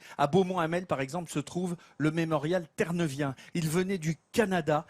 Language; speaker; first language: French; native; French